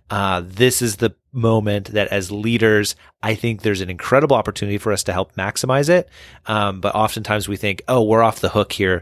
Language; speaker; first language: English; native; English